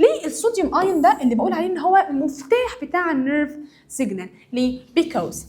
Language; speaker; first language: Arabic; native; Arabic